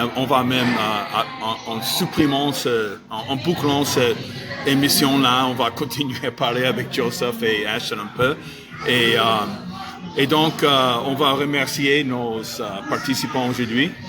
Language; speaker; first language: French; non-native, fluent; English